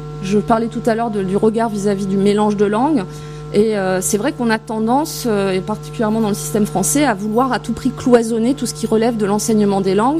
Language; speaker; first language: French; native; French